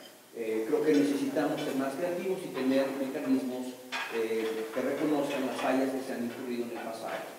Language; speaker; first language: Spanish; native; Spanish